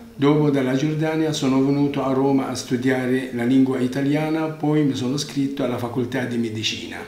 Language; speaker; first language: Italian; non-native, fluent; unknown